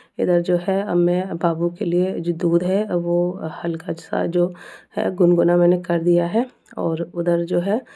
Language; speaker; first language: Hindi; native; Hindi